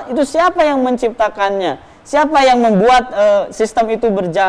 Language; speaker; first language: Indonesian; native; Indonesian